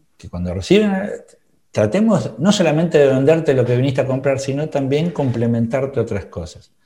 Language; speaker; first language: Spanish; native; Spanish